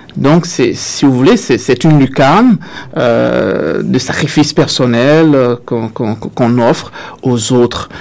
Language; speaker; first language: French; native; French